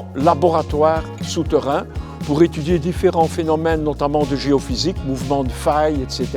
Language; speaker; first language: French; native; French